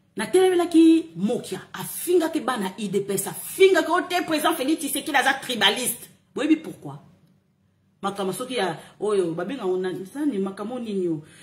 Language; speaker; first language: Lingala; native; Lingala